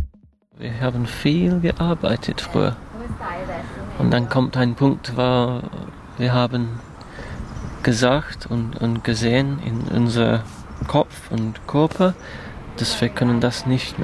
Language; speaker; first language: German; non-native, fluent; English